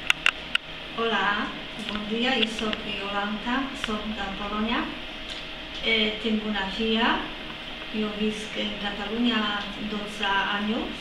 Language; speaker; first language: Spanish; non-native, learner; Polish